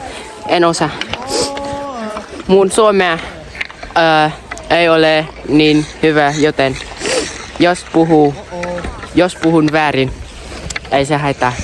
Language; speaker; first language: Finnish; non-native, learner; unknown